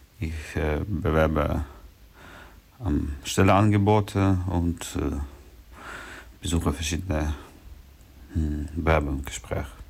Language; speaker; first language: German; non-native, learner; Ukrainian